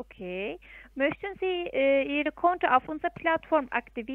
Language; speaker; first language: German; non-native, fluent; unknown